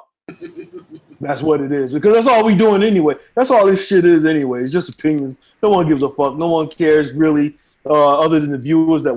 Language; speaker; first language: English; native; English